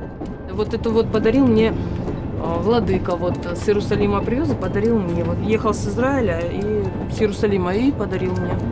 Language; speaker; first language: Russian; native; Russian